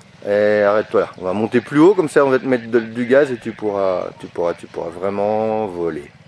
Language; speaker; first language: French; native; French